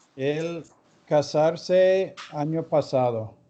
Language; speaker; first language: Spanish; non-native, learner; English